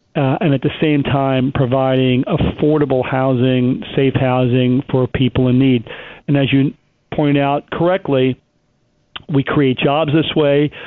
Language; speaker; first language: English; native; English